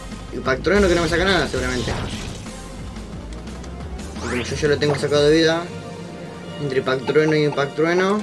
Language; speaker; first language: Spanish; native; Spanish